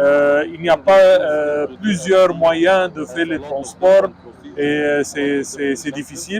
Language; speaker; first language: French; non-native, learner; Arabic